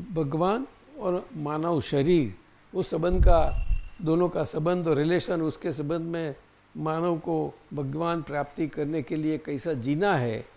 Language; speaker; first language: Hindi; non-native, local second language; Gujarati